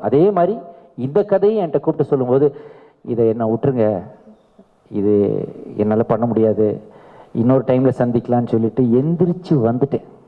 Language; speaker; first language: Tamil; native; Tamil